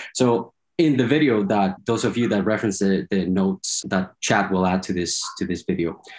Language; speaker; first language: English; non-native, fluent; Spanish